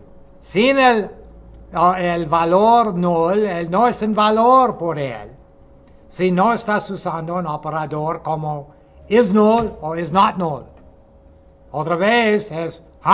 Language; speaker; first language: Spanish; non-native, fluent; English